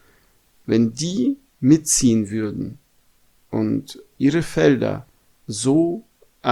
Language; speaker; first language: German; non-native, fluent; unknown